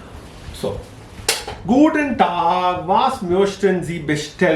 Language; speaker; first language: German; non-native, fluent; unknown